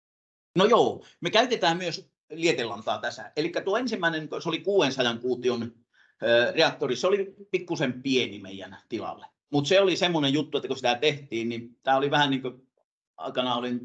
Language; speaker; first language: Finnish; native; Finnish